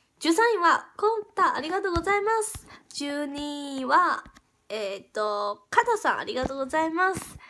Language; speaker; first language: Japanese; non-native, fluent; Chinese